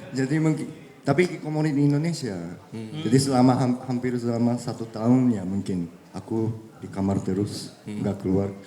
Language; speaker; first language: Indonesian; early bilingual, heritage; Japanese